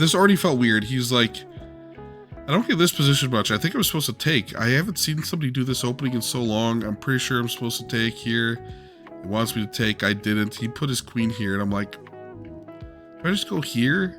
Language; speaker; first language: English; native; English